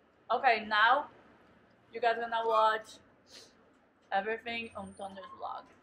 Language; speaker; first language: English; non-native, fluent; Portuguese